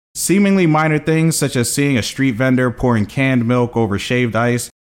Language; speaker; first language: English; native; English